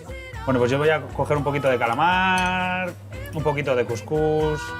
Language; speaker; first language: Spanish; native; Spanish